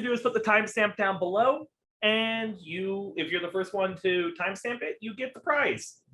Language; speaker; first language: English; native; English